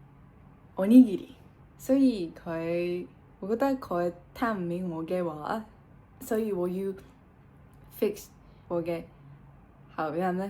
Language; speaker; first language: Cantonese; non-native, learner; Japanese